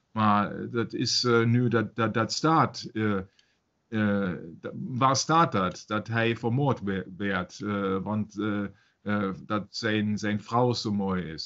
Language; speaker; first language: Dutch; non-native, learner; German